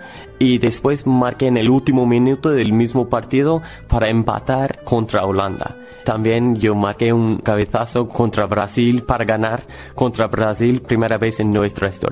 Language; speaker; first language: Spanish; non-native, fluent; English